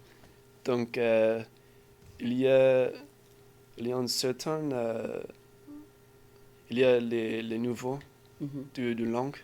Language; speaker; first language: French; non-native, learner; English